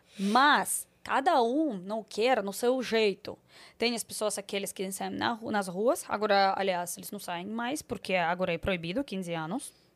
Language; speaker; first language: Portuguese; non-native, fluent; Russian